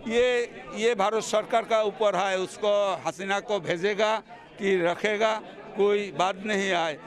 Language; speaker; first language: Hindi; non-native, learner; Bangla